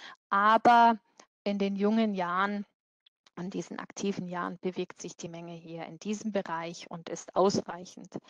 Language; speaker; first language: German; native; German